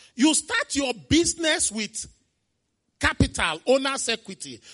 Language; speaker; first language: English; non-native, local second language; Igbo